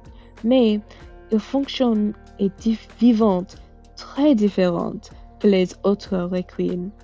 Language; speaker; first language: French; non-native, learner; English